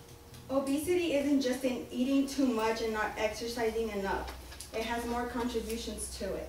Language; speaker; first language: English; native; English